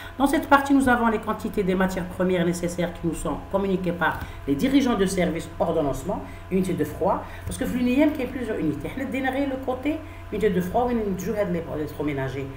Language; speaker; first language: French; non-native, local second language; Arabic